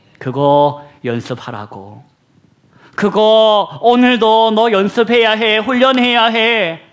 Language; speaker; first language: Korean; native; Korean